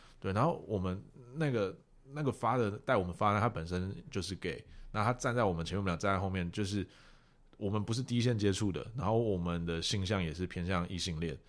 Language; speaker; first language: Chinese; native; Chinese